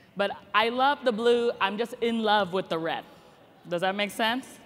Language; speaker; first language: English; native; English